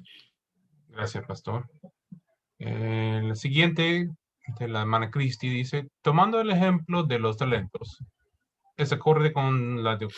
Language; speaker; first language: Spanish; non-native, fluent; English